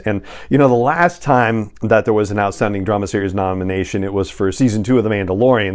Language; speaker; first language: English; native; English